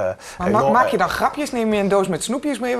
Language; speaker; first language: Dutch; native; Dutch